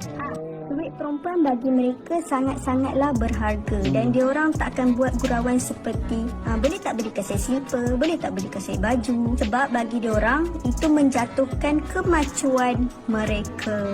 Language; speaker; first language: Malay; native; Malay